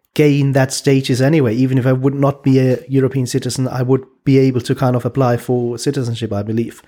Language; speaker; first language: English; non-native, fluent; German